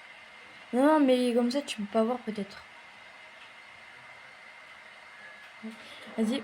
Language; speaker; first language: French; native; French